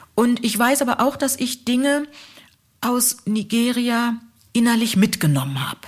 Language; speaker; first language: German; early bilingual, other home language; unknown